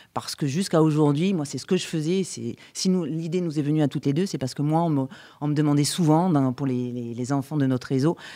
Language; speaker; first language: French; native; French